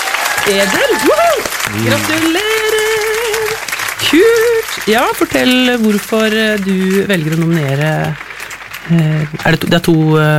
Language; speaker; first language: Norwegian; native; Norwegian